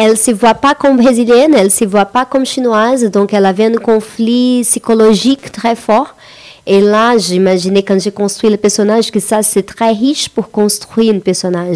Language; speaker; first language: French; non-native, fluent; Portuguese